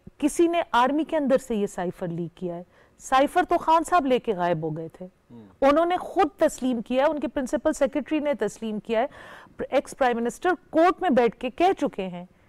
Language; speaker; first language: Hindi; native; Hindi